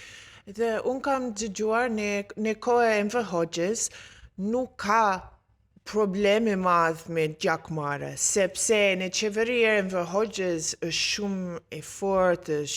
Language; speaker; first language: Albanian; non-native, learner; English